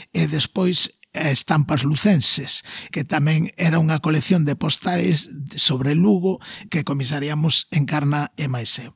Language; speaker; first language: Galician; non-native, local second language; Spanish